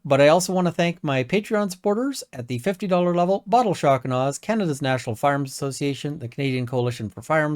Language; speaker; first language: English; native; English